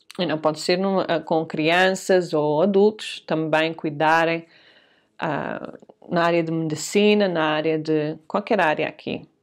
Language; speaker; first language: Portuguese; early bilingual, heritage; Portuguese